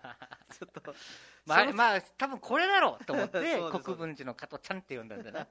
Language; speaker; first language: Japanese; native; Japanese